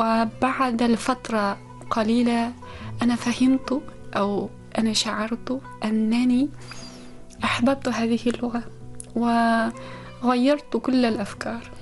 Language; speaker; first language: Arabic; non-native, fluent; Uzbek